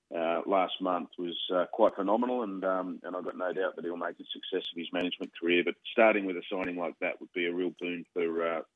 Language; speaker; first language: English; native; English